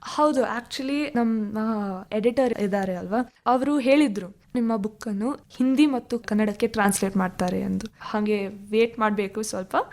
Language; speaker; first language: Kannada; non-native, local second language; Kodava